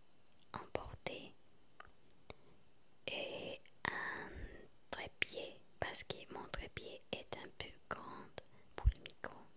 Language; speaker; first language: French; non-native, learner; Spanish